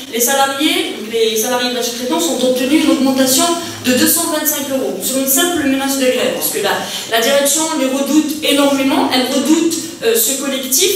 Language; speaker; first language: French; native; French